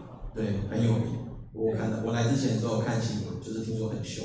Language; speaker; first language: Chinese; native; Chinese